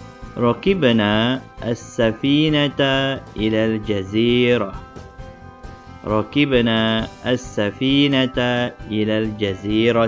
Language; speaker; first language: Arabic; non-native, fluent; Malay